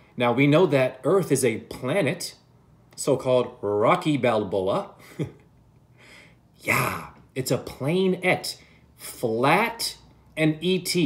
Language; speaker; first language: English; native; English